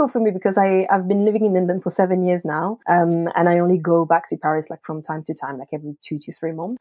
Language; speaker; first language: English; non-native, fluent; French